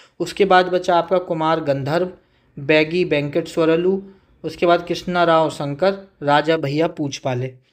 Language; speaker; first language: Hindi; native; Hindi